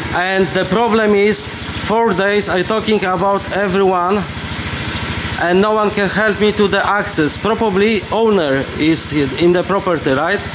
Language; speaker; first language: English; non-native, learner; Polish